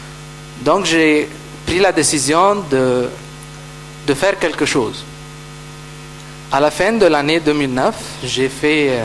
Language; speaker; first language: French; non-native, fluent; Arabic